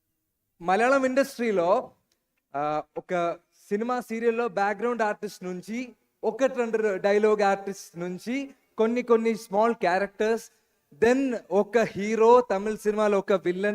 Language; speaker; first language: Telugu; non-native, learner; Malayalam